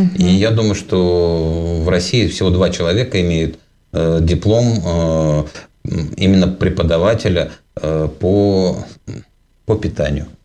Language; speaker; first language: Russian; native; Russian